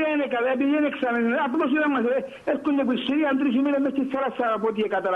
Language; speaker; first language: Greek; native; Greek